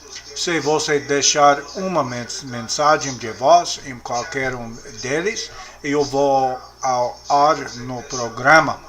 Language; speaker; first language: Portuguese; non-native, learner; English